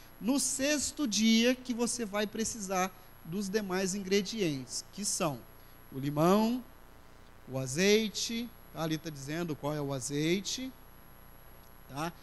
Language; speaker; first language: Portuguese; native; Portuguese